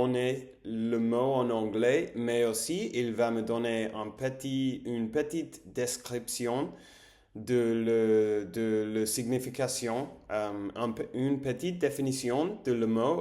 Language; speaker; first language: French; non-native, learner; English